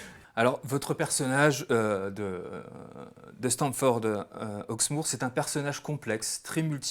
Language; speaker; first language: French; native; French